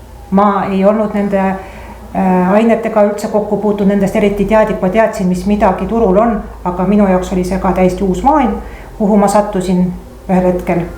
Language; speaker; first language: Estonian; native; Estonian